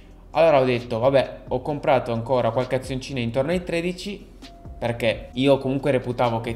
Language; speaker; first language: Italian; native; Italian